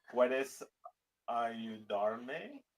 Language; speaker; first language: Spanish; non-native, learner; English